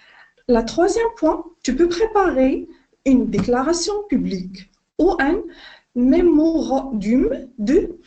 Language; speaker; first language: French; non-native, learner; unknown